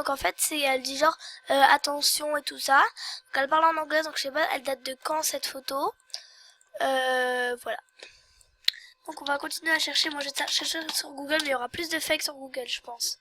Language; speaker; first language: French; native; French